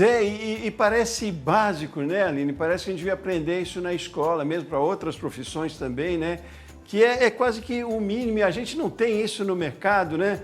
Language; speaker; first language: Portuguese; native; Portuguese